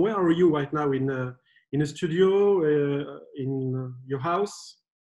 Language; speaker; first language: English; non-native, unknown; French